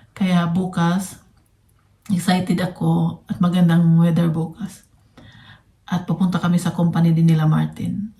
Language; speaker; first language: Filipino; non-native, local second language; Cebuano